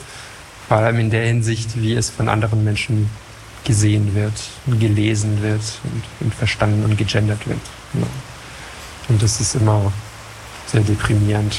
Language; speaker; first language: German; non-native, fluent; French